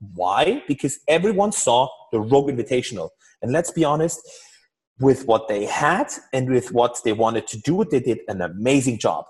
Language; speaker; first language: English; non-native, fluent; German